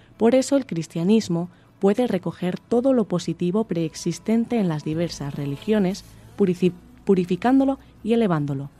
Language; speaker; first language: Spanish; native; Spanish